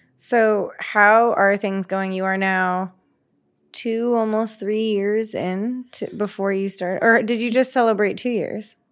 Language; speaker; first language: English; native; English